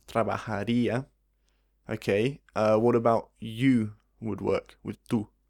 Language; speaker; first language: English; native; English